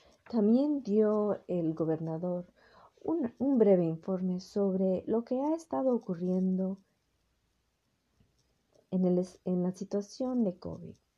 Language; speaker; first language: Spanish; early bilingual, heritage; Spanish